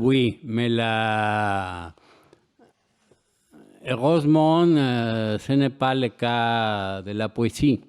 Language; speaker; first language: French; non-native, learner; Spanish